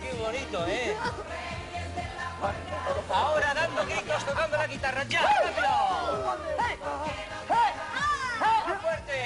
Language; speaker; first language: Spanish; native; Spanish